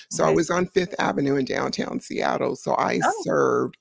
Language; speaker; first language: English; native; English